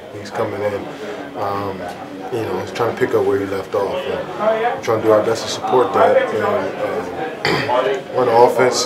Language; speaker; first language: English; native; English